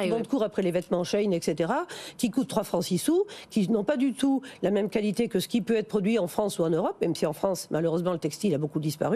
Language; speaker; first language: French; native; French